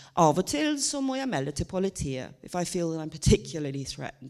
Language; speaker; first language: Norwegian; non-native, fluent; English